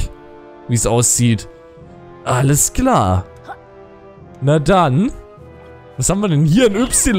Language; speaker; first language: German; native; German